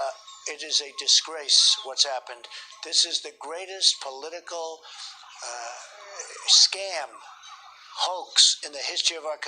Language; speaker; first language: English; native; English